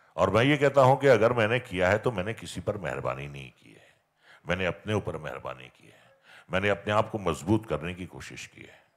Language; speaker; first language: Hindi; native; Hindi